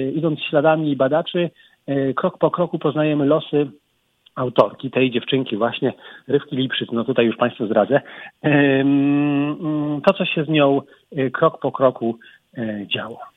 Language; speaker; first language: Polish; native; Polish